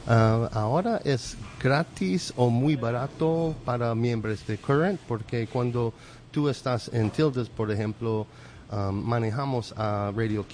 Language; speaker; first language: Spanish; non-native, learner; English